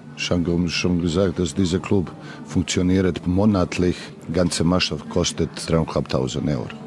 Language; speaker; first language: German; non-native, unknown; Serbian